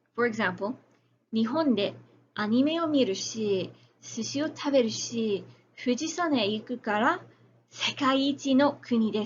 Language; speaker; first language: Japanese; non-native, fluent; English